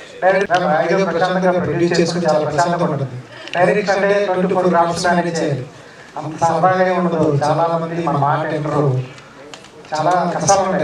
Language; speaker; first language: Telugu; native; Telugu